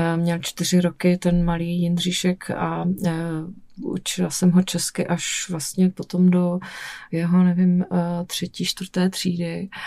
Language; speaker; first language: Czech; native; Czech